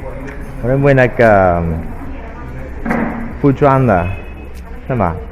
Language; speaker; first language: Chinese; non-native, learner; Italian